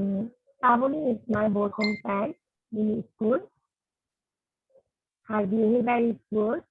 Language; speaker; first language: English; non-native, learner; Bangla